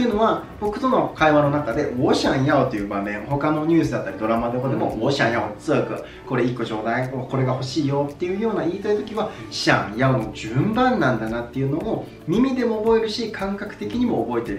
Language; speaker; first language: Japanese; native; Japanese